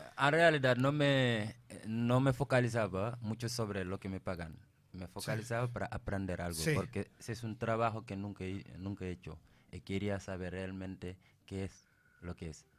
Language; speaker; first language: Spanish; non-native, fluent; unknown